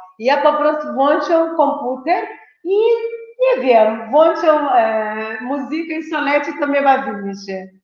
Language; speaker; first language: Polish; non-native, fluent; Portuguese